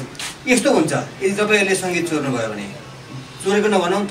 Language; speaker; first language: Nepali; native; Nepali